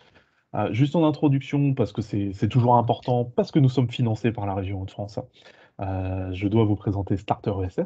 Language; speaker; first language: French; native; French